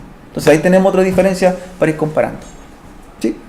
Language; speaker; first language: Spanish; native; Spanish